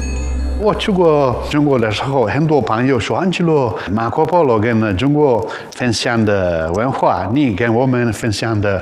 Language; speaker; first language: Chinese; non-native, learner; Italian